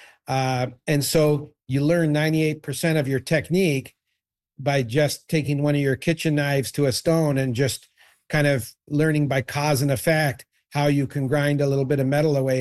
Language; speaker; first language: English; native; English